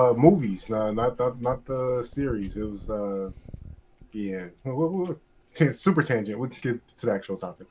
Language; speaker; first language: English; native; English